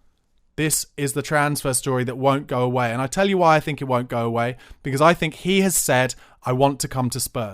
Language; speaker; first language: English; native; English